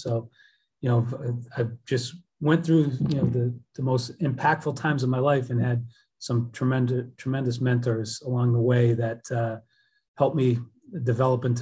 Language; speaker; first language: English; native; English